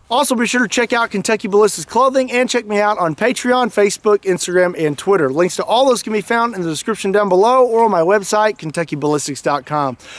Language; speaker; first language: English; native; English